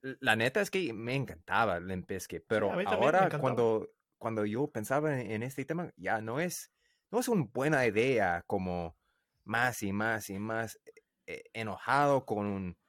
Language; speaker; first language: Spanish; non-native, learner; English